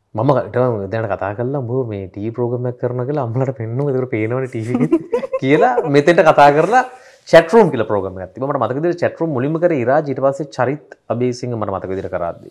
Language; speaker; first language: Sinhala; native; Sinhala